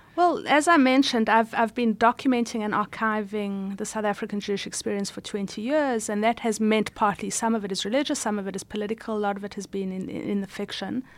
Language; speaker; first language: English; native; English